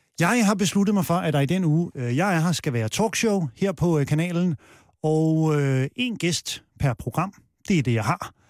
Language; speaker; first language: Danish; native; Danish